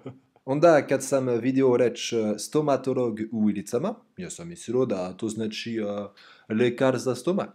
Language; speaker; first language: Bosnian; non-native, learner; French